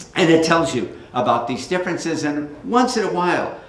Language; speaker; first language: English; early bilingual, other home language; Spanish